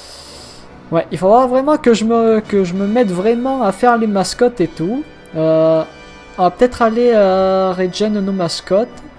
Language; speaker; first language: French; native; French